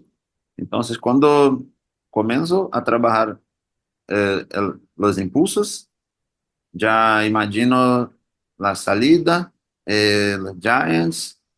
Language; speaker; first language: Spanish; non-native, learner; Portuguese